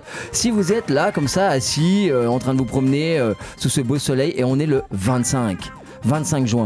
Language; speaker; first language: French; native; French